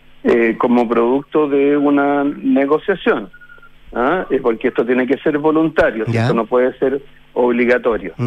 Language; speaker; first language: Spanish; native; Spanish